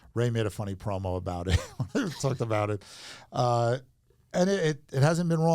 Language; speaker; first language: English; native; English